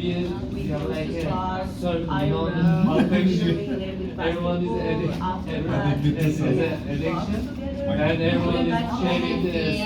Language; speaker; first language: English; non-native, learner; Arabic